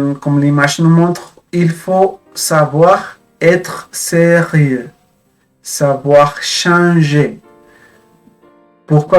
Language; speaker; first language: French; non-native, fluent; Spanish